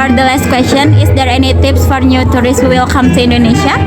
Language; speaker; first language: English; non-native, learner; Indonesian